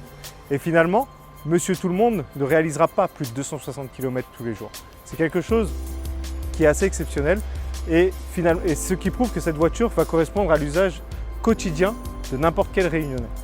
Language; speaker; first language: French; native; French